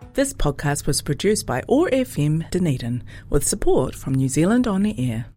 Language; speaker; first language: English; native; English